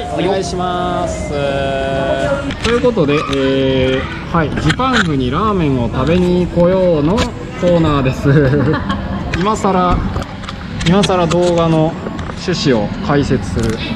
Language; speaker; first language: Japanese; native; Japanese